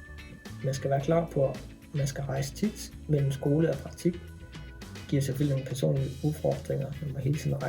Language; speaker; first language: Danish; non-native, local second language; Kalaallisut